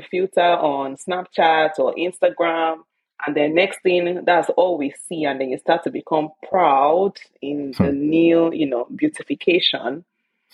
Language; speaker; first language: English; non-native, local second language; Yoruba